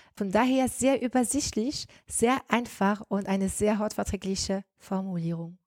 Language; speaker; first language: German; non-native, fluent; French